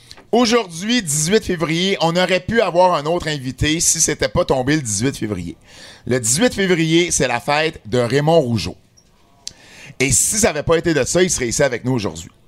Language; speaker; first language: French; native; French